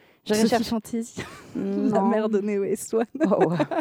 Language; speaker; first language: French; native; French